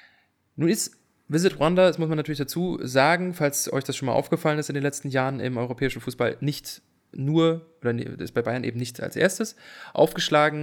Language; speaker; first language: German; native; German